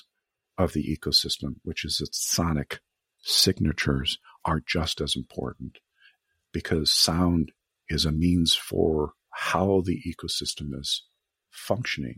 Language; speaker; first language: English; native; English